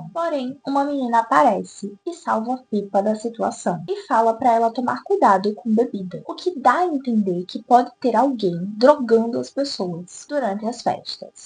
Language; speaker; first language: Portuguese; native; Portuguese